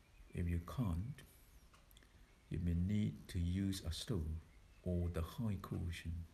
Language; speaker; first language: English; non-native, fluent; Thai